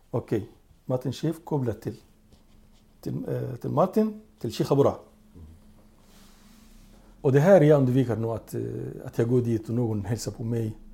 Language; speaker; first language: Swedish; non-native, local second language; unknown